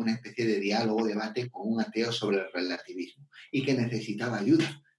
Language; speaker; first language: Spanish; native; Spanish